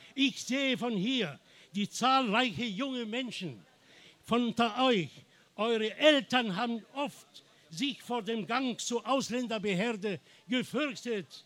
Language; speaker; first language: German; non-native, fluent; Arabic